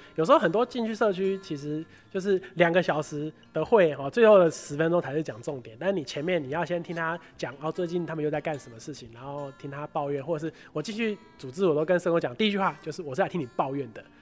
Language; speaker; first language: Chinese; native; Chinese